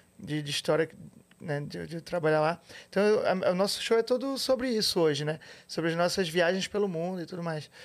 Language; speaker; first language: Portuguese; native; Portuguese